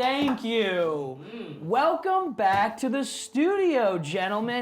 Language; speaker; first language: English; native; English